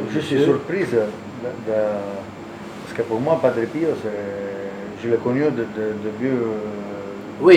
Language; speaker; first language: French; non-native, learner; Italian